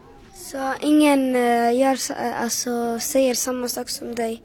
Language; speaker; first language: Swedish; early bilingual, other home language; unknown